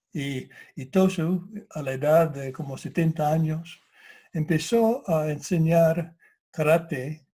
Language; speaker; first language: Spanish; non-native, fluent; English